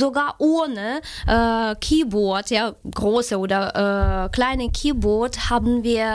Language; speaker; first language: German; non-native, fluent; Ukrainian